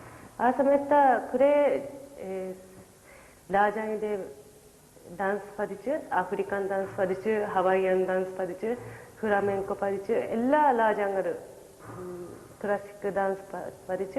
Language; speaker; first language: Malayalam; non-native, learner; Japanese